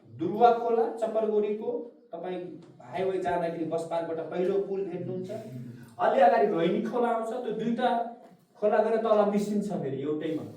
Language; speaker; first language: Nepali; non-native, local second language; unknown